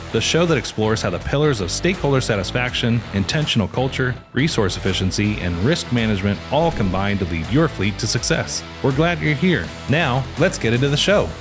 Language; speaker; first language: English; native; English